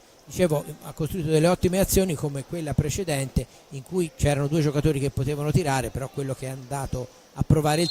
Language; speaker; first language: Italian; native; Italian